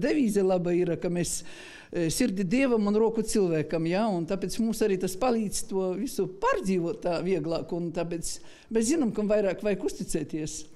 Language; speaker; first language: Latvian; non-native, local second language; Russian